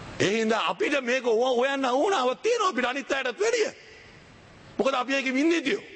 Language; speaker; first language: Sinhala; non-native, local second language; Tamil